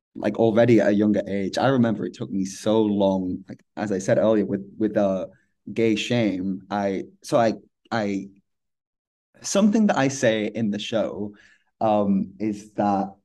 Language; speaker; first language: English; native; English